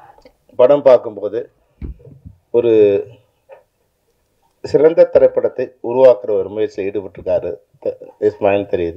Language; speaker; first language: Tamil; native; Tamil